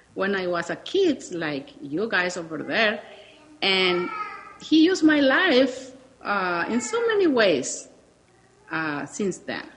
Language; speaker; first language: English; non-native, learner; Spanish